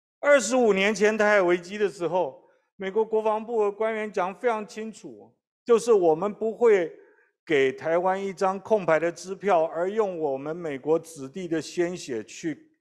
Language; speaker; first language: Chinese; native; Chinese